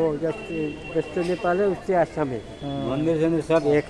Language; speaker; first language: Hindi; non-native, learner; Nepali